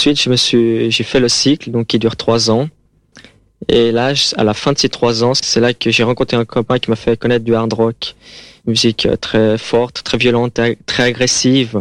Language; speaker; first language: French; native; French